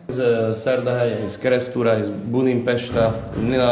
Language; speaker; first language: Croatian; non-native, local second language; Hungarian